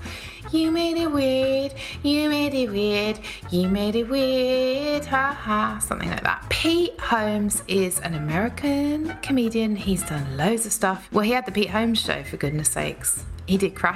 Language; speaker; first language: English; native; English